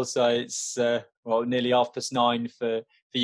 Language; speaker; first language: English; native; English